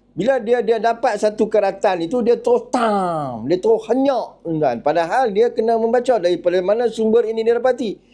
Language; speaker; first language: Malay; native; Malay